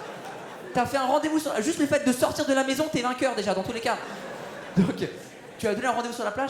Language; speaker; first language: French; native; French